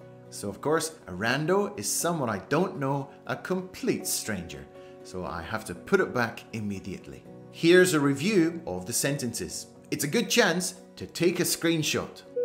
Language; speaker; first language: English; native; English